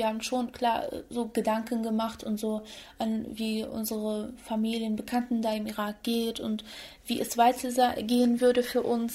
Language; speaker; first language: German; early bilingual, other home language; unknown